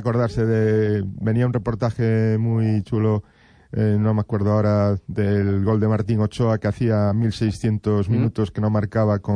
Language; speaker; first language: Spanish; native; Spanish